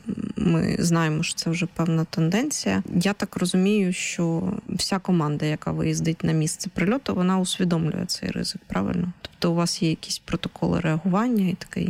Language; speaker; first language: Ukrainian; native; Ukrainian